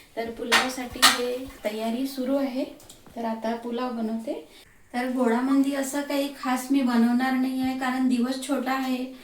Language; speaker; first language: Marathi; non-native, local second language; Hindi